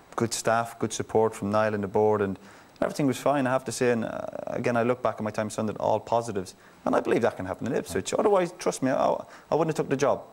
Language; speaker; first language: English; native; English